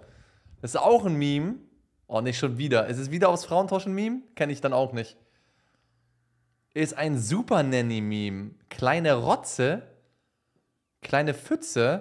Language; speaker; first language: German; native; German